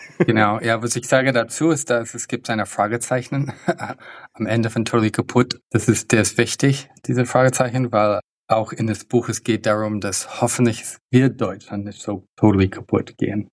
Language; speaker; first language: German; early bilingual, heritage; English